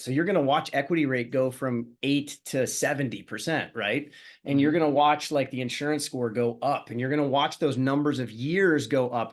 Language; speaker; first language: English; native; English